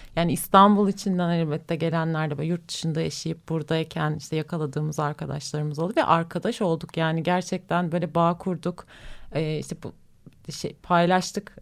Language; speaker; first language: Turkish; native; Turkish